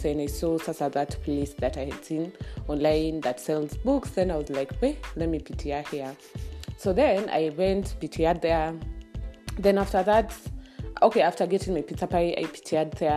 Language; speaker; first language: English; non-native, local second language; Swahili